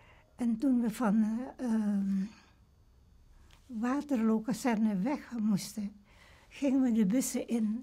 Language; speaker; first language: Dutch; early bilingual, other home language; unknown